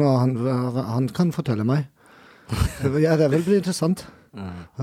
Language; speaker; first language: Norwegian; non-native, learner; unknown